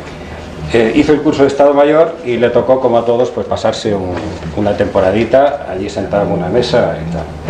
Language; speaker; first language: Spanish; native; Spanish